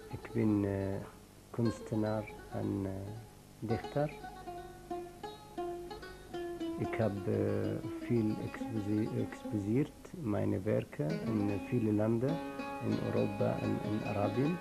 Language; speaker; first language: Dutch; non-native, learner; Arabic